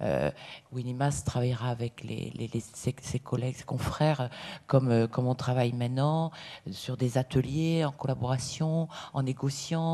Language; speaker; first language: French; native; French